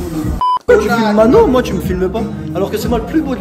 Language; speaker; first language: French; native; French